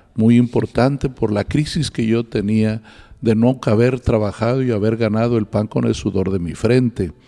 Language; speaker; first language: Spanish; native; Spanish